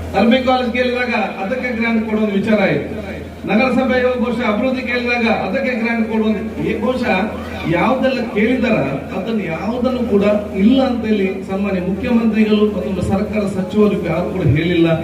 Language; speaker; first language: Kannada; non-native, local second language; Badaga